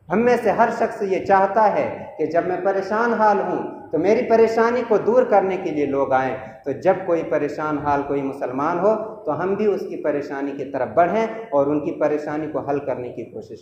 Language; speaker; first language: Urdu; native; Urdu